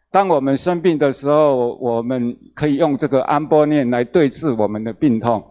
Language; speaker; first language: Chinese; native; Chinese